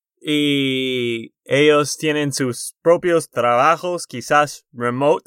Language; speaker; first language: Spanish; non-native, fluent; English